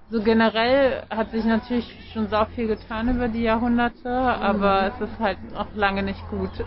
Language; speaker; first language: German; native; German